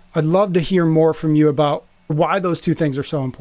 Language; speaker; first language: English; native; English